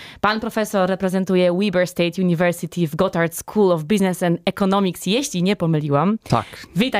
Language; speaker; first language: Polish; native; Polish